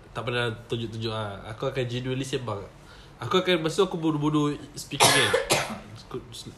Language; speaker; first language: Malay; native; Malay